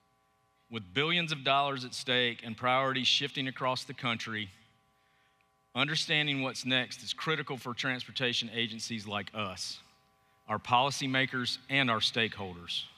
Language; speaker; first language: English; native; English